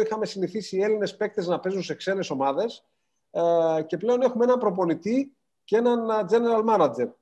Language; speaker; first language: Greek; native; Greek